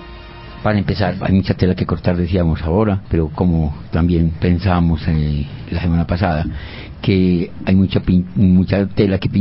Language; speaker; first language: Spanish; native; Spanish